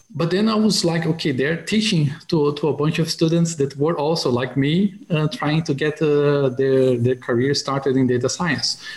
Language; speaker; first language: English; non-native, fluent; Portuguese